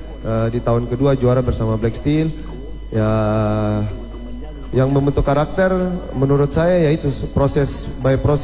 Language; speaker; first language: Indonesian; native; Indonesian